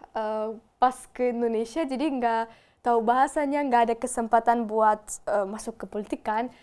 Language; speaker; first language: Indonesian; non-native, fluent; German